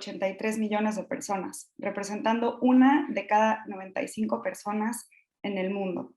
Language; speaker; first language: Spanish; native; Spanish